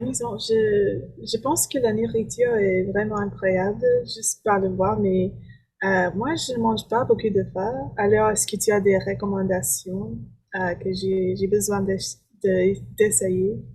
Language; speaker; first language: French; non-native, learner; English